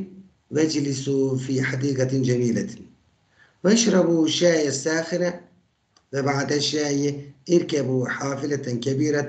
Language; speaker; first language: Arabic; non-native, fluent; Turkish